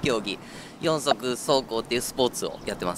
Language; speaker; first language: Japanese; native; Japanese